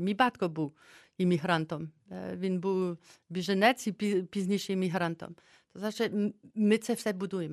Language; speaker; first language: Ukrainian; early bilingual, heritage; Ukrainian